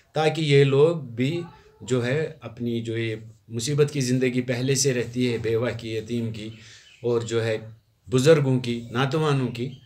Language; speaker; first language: Hindi; non-native, local second language; Kashmiri